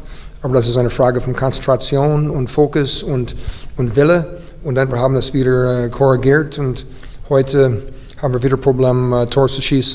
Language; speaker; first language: German; non-native, fluent; English